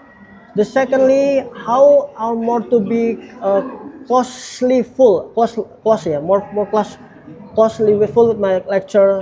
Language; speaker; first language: English; non-native, learner; Indonesian